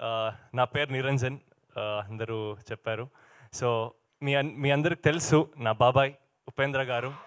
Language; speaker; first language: Telugu; non-native, learner; Kannada